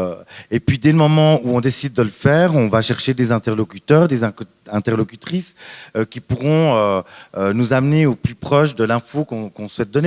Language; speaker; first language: French; native; French